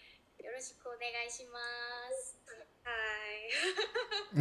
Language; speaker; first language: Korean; non-native, learner; Japanese